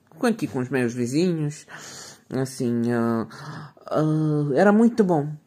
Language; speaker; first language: Portuguese; non-native, fluent; Ukrainian